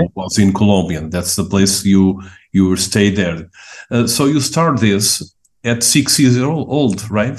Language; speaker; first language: English; non-native, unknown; Portuguese